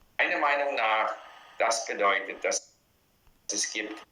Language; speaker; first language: German; non-native, learner; English